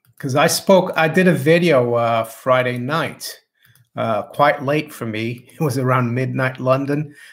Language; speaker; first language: English; non-native, fluent; Portuguese